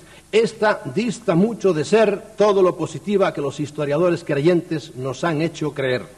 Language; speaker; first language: Spanish; native; Spanish